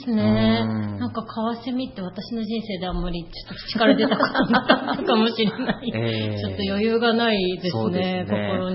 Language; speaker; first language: Japanese; native; Japanese